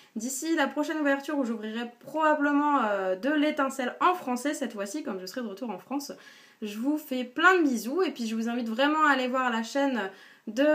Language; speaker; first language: French; native; French